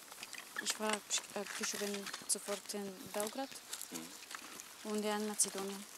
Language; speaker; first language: German; non-native, learner; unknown